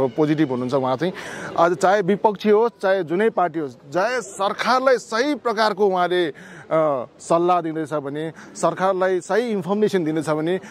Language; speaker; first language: Nepali; native; Nepali